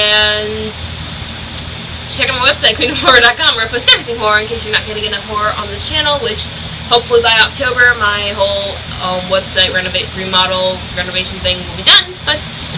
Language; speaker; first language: English; native; English